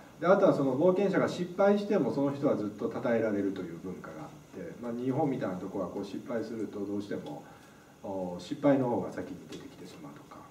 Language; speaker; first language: Japanese; native; Japanese